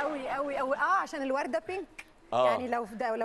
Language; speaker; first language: Arabic; native; Arabic